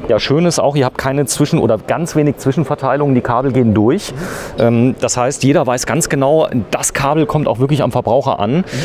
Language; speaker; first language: German; native; German